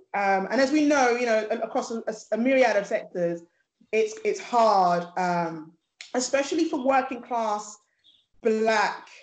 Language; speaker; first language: English; early bilingual, other home language; Yoruba